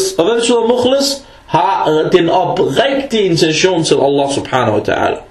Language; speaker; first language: Danish; early bilingual, other home language; Arabic